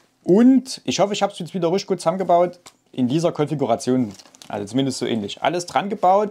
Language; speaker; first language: German; native; German